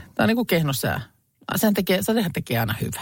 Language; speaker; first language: Finnish; native; Finnish